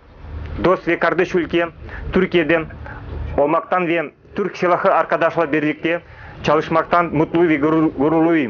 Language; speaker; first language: Turkish; non-native, learner; Kazakh